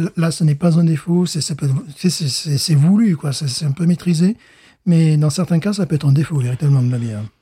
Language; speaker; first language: French; native; French